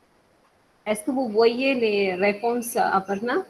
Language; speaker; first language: French; non-native, fluent; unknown